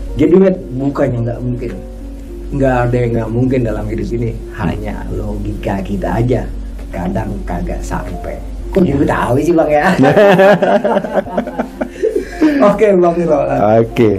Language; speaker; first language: Indonesian; native; Indonesian